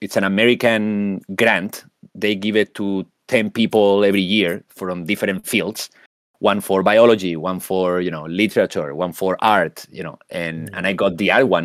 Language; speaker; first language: English; non-native, fluent; Spanish